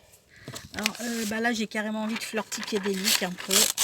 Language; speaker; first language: French; native; French